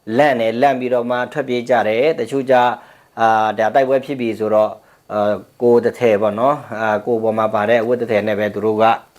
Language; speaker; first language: Burmese; non-native, local second language; Pa'o Karen